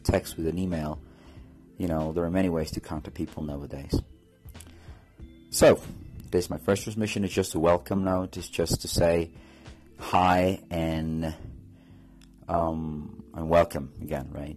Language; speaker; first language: English; non-native, fluent; Spanish